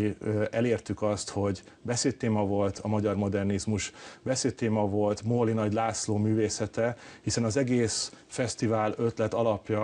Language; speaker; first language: Hungarian; native; Hungarian